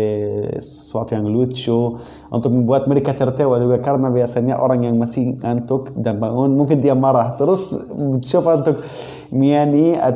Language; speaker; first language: Indonesian; non-native, learner; Arabic